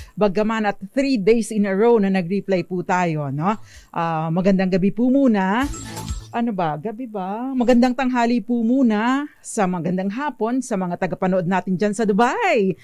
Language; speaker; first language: Filipino; native; Filipino